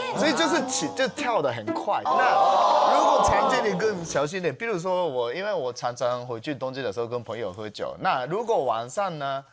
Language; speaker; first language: Chinese; non-native, fluent; Japanese